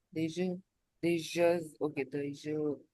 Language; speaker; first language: French; non-native, learner; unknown